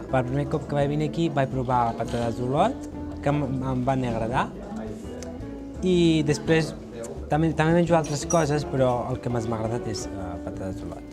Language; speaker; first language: Catalan; early bilingual, other home language; Georgian